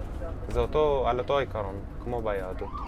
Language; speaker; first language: Hebrew; non-native, local second language; Arabic